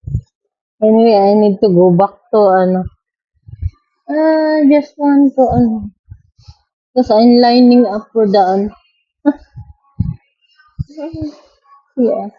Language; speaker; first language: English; non-native, local second language; Filipino